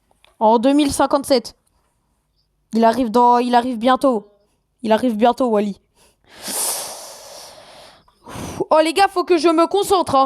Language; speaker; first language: French; native; French